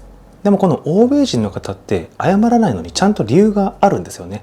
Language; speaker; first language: Japanese; native; Japanese